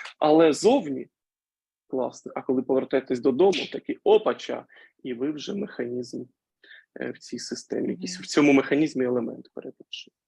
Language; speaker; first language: Ukrainian; non-native, local second language; Russian